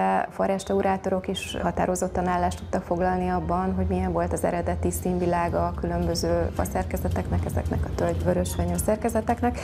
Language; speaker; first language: Hungarian; native; Hungarian